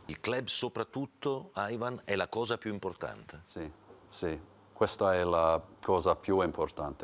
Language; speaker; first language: Italian; non-native, learner; English